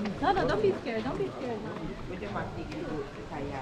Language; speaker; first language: English; non-native, learner; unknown